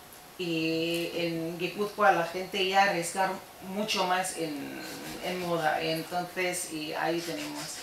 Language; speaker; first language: Spanish; non-native, fluent; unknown